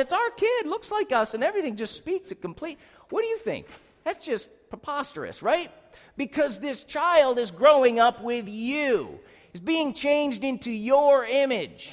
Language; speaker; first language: English; native; English